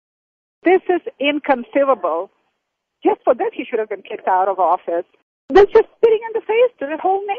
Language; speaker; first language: English; non-native, fluent; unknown